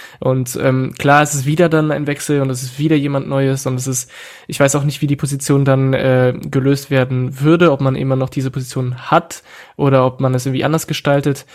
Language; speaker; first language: German; non-native, fluent; French